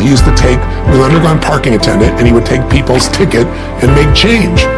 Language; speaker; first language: English; native; English